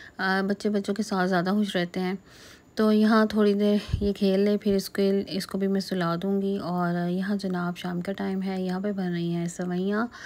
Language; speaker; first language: Urdu; native; Urdu